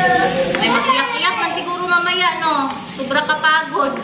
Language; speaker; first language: Filipino; native; Filipino